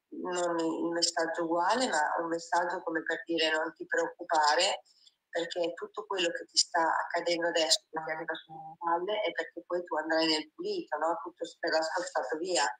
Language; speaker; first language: Italian; native; Italian